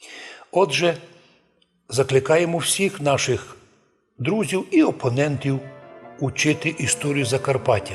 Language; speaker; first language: Ukrainian; non-native, local second language; Rusyn